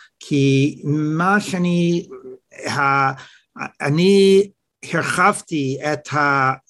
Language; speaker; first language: Hebrew; non-native, fluent; English